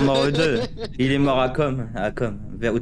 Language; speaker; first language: French; native; French